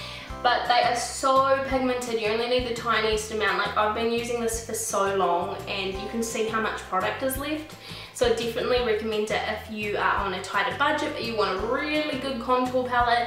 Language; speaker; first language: English; native; English